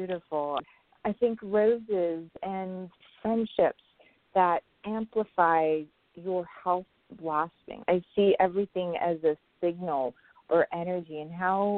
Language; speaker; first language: English; non-native, local second language; Urdu